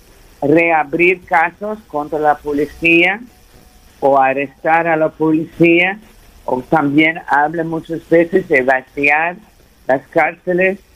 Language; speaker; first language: Spanish; early bilingual, heritage; Spanish